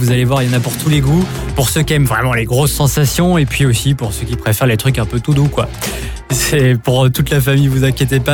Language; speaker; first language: French; native; French